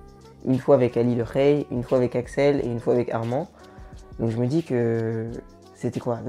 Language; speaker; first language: French; native; French